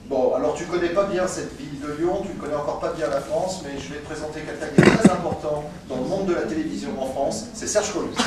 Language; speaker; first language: French; native; French